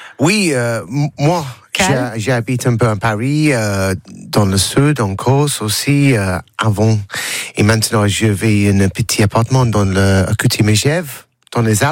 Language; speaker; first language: French; non-native, learner; English